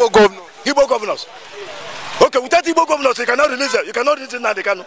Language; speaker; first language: English; non-native, local second language; Igbo